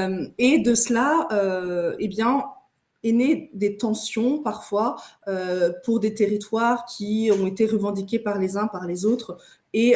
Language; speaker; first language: French; native; French